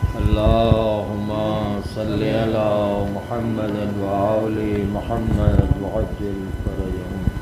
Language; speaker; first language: Urdu; native; Urdu